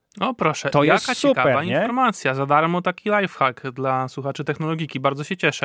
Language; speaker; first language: Polish; native; Polish